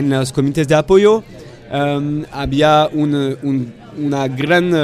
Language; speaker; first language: Spanish; non-native, fluent; French